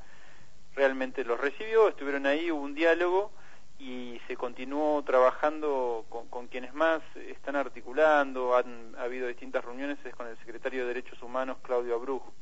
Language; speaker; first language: Spanish; native; Spanish